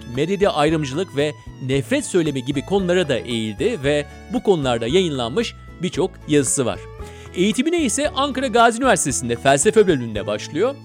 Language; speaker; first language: Turkish; non-native, local second language; Kurdish